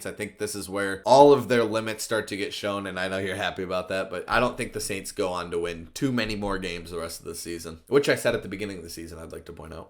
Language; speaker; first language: English; native; English